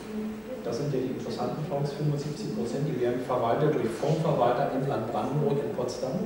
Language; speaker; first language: German; native; German